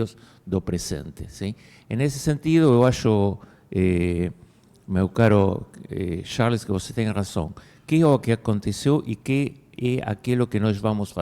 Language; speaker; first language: Portuguese; non-native, fluent; Spanish